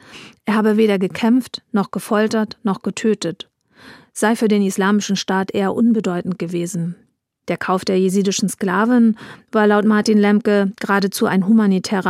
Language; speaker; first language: German; native; German